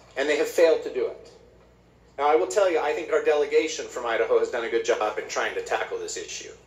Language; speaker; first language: English; native; English